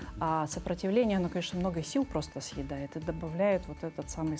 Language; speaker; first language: Russian; native; Russian